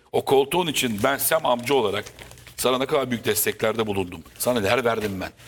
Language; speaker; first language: Turkish; native; Turkish